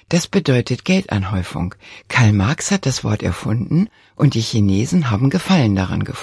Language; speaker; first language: German; native; German